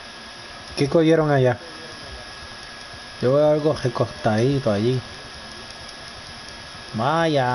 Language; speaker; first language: Spanish; native; Spanish